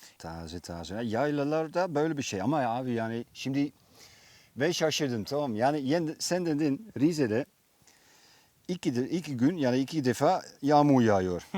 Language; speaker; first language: Turkish; non-native, fluent; Dutch